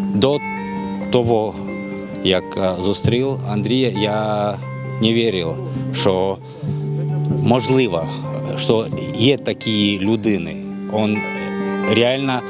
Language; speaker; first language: Ukrainian; non-native, learner; Latvian